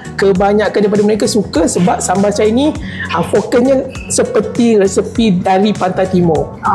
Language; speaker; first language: Malay; native; Malay